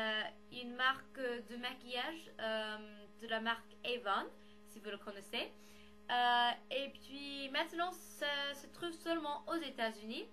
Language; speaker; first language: French; non-native, learner; English